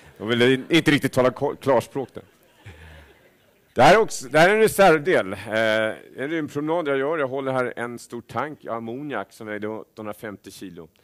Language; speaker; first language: Swedish; native; Swedish